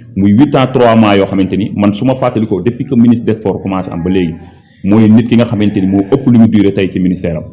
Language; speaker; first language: Wolof; native; Wolof